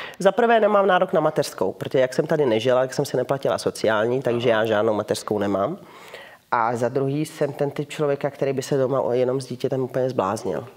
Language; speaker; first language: Czech; early bilingual, heritage; Czech